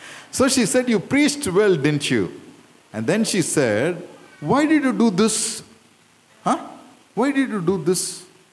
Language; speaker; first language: English; non-native, local second language; Tamil